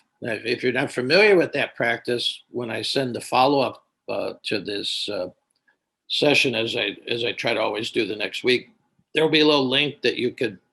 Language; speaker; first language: English; native; English